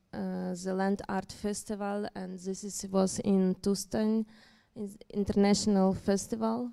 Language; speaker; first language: English; non-native, learner; Ukrainian